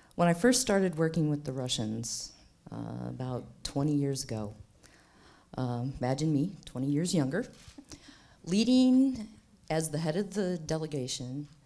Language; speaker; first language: English; native; English